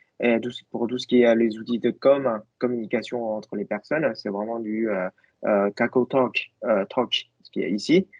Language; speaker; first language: French; non-native, fluent; Chinese